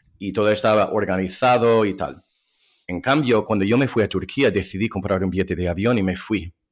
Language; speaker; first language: Spanish; non-native, fluent; English